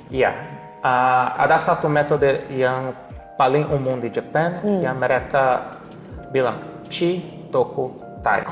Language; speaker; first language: Indonesian; non-native, learner; Portuguese